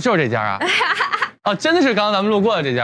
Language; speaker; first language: Chinese; native; Chinese